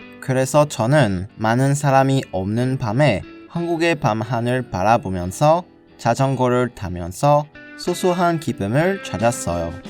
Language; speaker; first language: Korean; non-native, learner; French